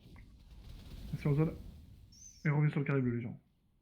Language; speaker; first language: French; native; French